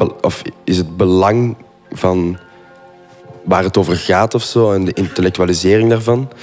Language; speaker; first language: Dutch; native; Dutch